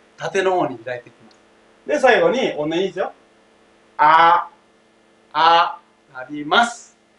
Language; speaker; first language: Japanese; non-native, fluent; Thai